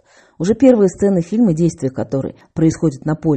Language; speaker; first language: Russian; native; Russian